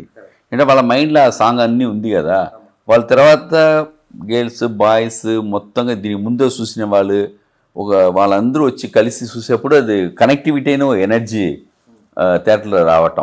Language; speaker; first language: Telugu; non-native, learner; Tamil